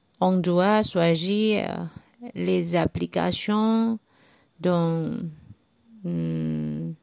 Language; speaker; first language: French; non-native, learner; Javanese